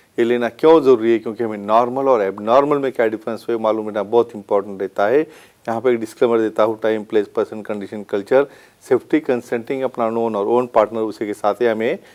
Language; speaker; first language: Hindi; non-native, local second language; Marathi